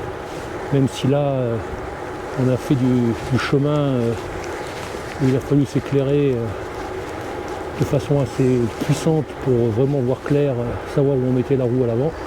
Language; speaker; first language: French; native; French